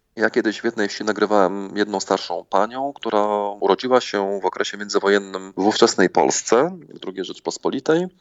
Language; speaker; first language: Polish; native; Polish